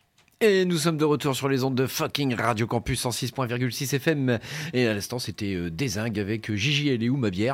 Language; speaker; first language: French; native; French